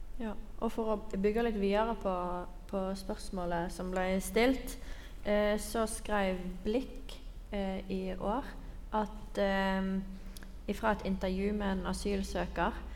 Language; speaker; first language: Norwegian; native; Norwegian